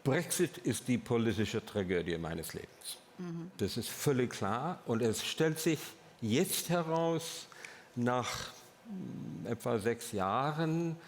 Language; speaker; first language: German; non-native, fluent; English